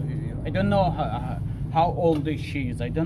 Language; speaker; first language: English; non-native, learner; Persian